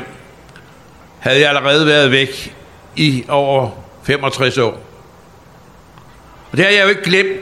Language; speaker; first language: Danish; native; Danish